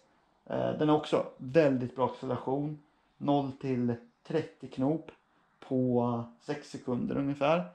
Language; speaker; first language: Swedish; native; Swedish